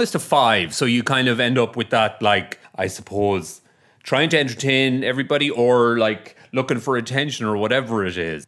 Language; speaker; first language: English; native; English